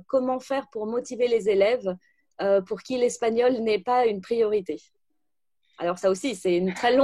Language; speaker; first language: French; native; French